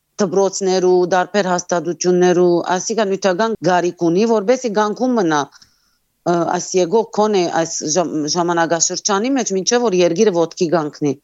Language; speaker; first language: Armenian; early bilingual, heritage; Armenian